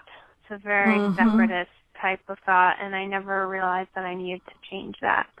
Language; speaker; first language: English; native; English